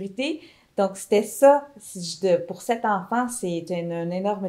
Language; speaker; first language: French; early bilingual, other home language; Persian